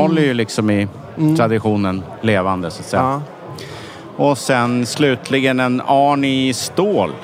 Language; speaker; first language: Swedish; native; Swedish